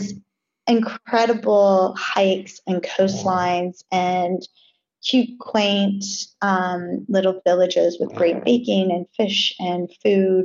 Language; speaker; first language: English; native; English